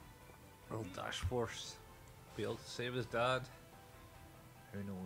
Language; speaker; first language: English; native; English